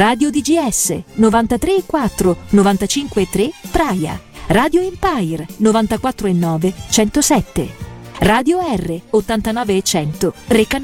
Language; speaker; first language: Italian; native; Italian